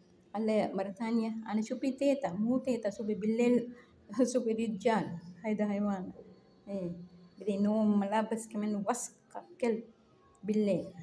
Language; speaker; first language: Arabic; non-native, learner; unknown